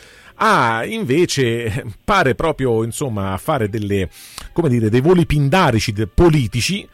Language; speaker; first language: Italian; native; Italian